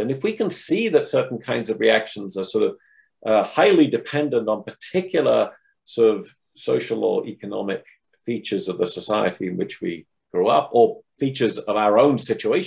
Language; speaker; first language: English; native; English